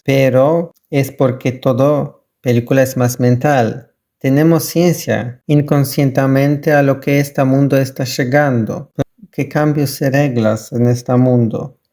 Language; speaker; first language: Spanish; non-native, learner; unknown